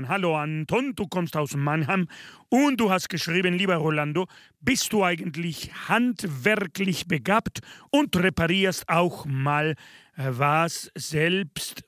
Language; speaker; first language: German; non-native, learner; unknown